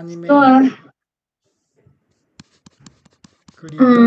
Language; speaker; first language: Korean; native; Korean